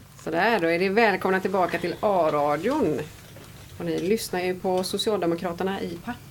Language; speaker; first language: Swedish; native; Swedish